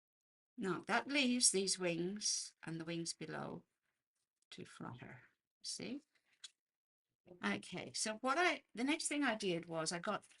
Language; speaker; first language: English; native; English